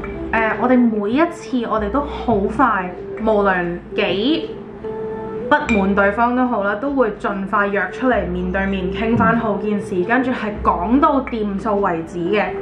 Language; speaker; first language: Chinese; native; Chinese